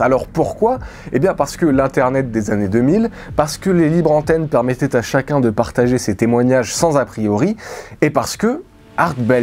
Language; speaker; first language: French; native; French